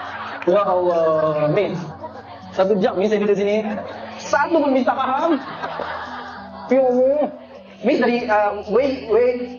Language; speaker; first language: Malay; native; Malay